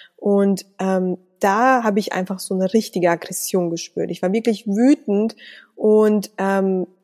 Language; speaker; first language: German; native; German